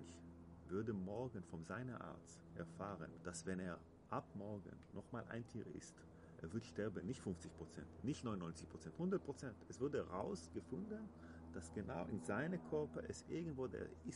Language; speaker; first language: German; non-native, learner; Hebrew